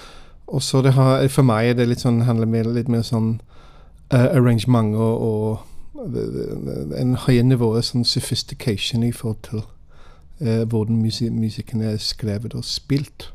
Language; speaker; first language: Norwegian; non-native, fluent; English